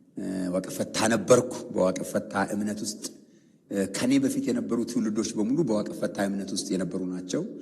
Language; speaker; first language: Amharic; non-native, local second language; Oromo